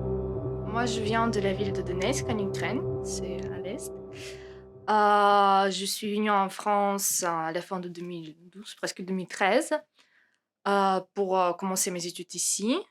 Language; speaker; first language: French; non-native, fluent; Russian